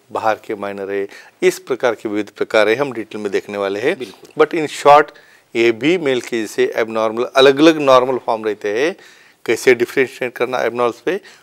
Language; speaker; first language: Hindi; non-native, local second language; Marathi